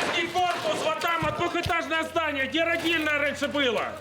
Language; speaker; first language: Russian; native; Russian